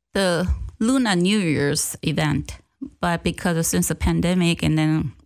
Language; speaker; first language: English; non-native, learner; Korean